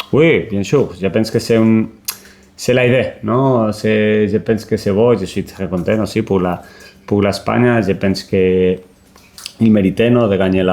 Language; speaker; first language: French; non-native, learner; Spanish